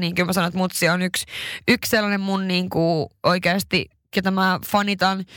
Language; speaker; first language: Finnish; early bilingual, heritage; Swedish